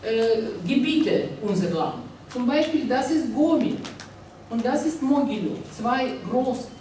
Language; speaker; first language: German; non-native, learner; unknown